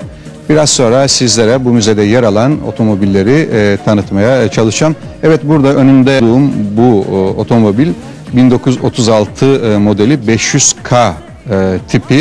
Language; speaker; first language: Turkish; native; Turkish